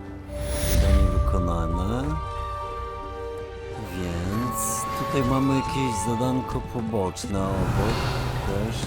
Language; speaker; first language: Polish; native; Polish